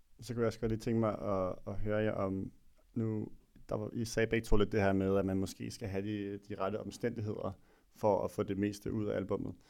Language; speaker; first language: Danish; native; Danish